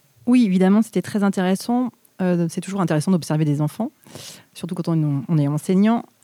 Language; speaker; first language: French; native; French